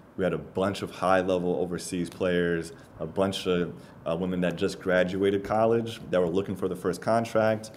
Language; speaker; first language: English; native; English